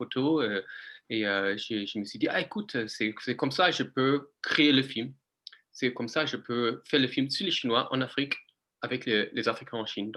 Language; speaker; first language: French; non-native, fluent; English